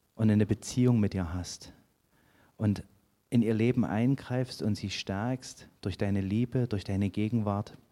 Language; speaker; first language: German; native; German